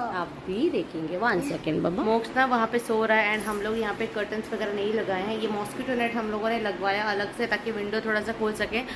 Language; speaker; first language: Hindi; non-native, local second language; Odia